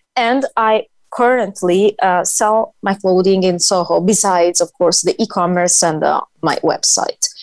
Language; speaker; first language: English; non-native, fluent; Italian